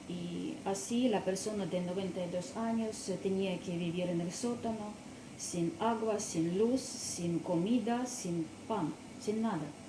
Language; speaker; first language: Spanish; non-native, learner; Russian